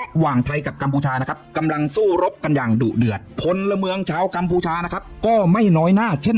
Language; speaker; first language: Thai; native; Thai